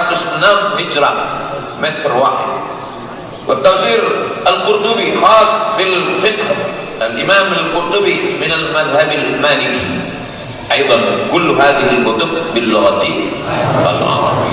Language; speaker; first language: Arabic; non-native, fluent; Indonesian